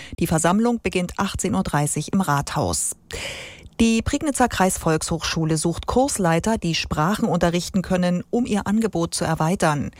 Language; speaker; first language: German; native; German